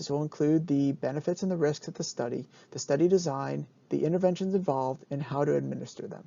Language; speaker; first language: English; native; English